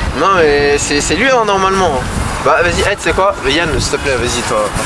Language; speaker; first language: French; native; French